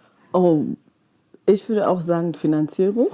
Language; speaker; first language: German; early bilingual, other home language; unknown